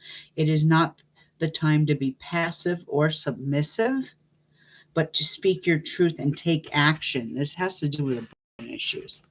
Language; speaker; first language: English; native; English